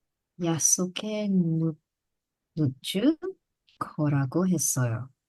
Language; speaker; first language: Korean; non-native, learner; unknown